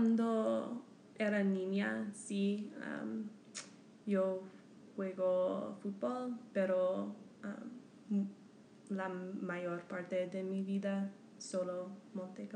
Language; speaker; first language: Spanish; non-native, learner; English